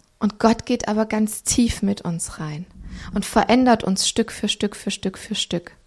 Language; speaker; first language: German; early bilingual, other home language; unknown